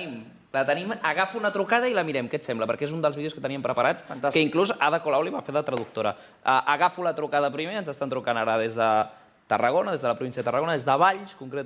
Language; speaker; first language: Catalan; native; Catalan